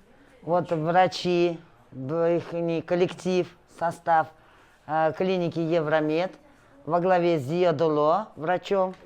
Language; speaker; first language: Russian; native; Russian